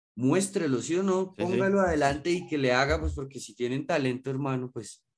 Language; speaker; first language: Spanish; native; Spanish